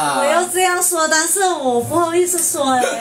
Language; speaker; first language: Chinese; non-native, fluent; Indonesian